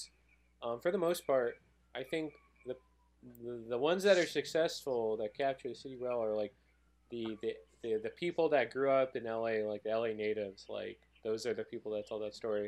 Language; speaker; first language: English; native; English